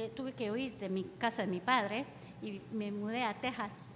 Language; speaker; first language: Spanish; early bilingual, heritage; Spanish